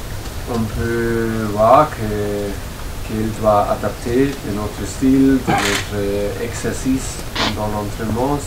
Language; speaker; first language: French; non-native, learner; German